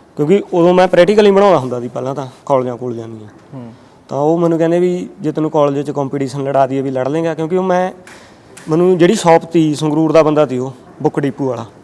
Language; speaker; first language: Punjabi; native; Punjabi